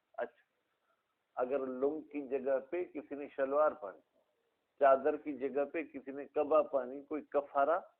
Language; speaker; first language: Urdu; non-native, local second language; Sindhi